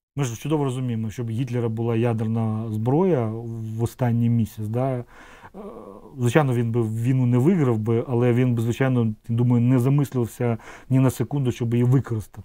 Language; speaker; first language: Ukrainian; non-native, local second language; Russian